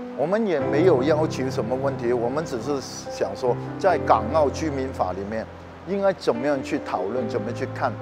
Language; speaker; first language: Chinese; non-native, local second language; Cantonese